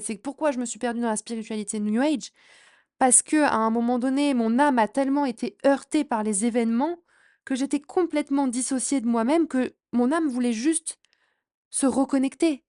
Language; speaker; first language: French; native; French